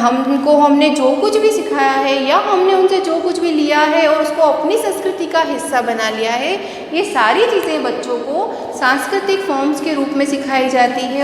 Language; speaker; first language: Hindi; native; Hindi